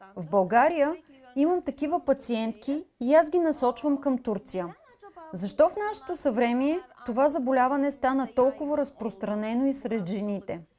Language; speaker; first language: Bulgarian; native; Bulgarian